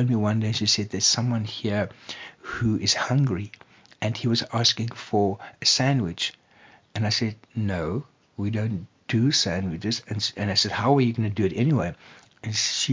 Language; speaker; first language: English; non-native, local second language; Afrikaans